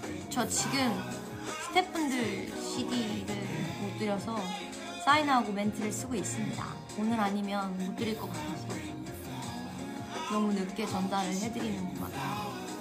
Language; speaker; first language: Korean; native; Korean